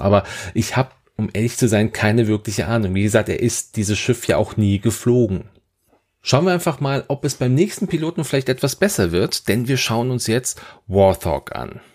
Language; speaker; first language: German; native; German